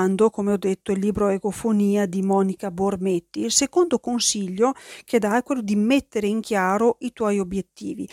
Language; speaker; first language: Italian; native; Italian